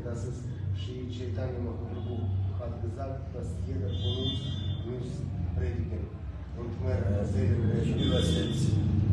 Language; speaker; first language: German; non-native, learner; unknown